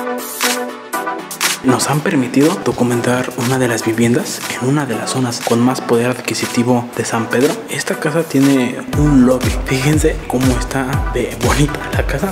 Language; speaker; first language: Spanish; native; Spanish